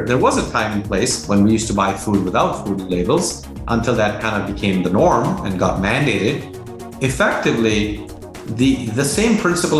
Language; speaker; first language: English; non-native, local second language; Hindi